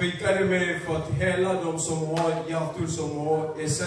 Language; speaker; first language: Swedish; non-native, fluent; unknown